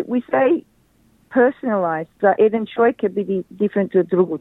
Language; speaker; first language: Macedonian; early bilingual, heritage; Macedonian